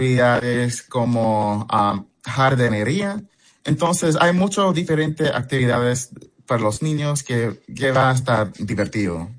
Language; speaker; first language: Spanish; early bilingual, heritage; English